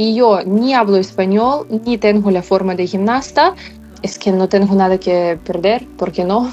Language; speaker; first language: Spanish; non-native, fluent; Ukrainian